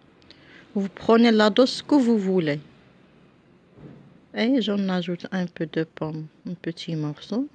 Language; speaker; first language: French; non-native, local second language; Arabic